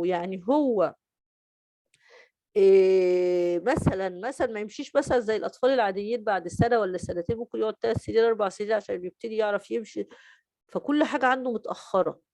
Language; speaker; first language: Arabic; native; Arabic